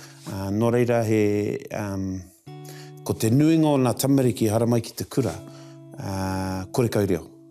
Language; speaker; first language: Māori; non-native, local second language; English